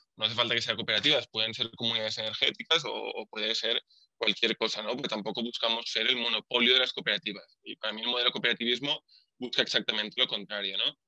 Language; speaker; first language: Spanish; native; Spanish